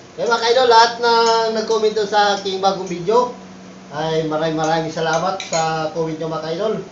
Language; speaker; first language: Filipino; non-native, local second language; Cebuano